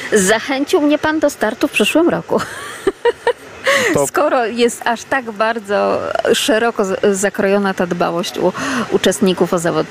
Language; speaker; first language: Polish; native; Polish